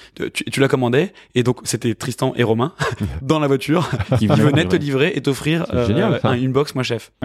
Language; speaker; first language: French; native; French